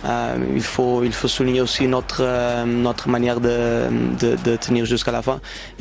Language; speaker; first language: French; non-native, fluent; Portuguese